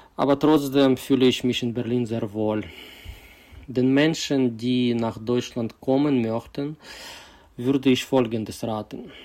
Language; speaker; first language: German; non-native, fluent; Ukrainian